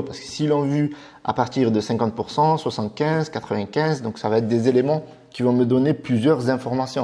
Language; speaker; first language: French; native; French